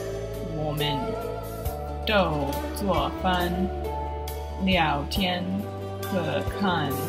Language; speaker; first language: Chinese; non-native, learner; English